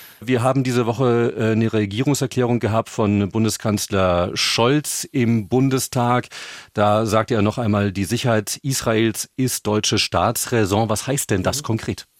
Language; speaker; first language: German; native; German